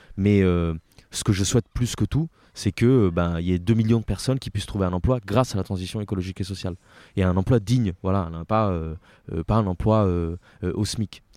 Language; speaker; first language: French; non-native, fluent; Italian